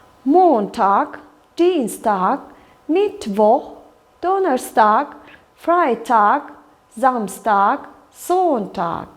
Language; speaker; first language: German; non-native, fluent; Kyrgyz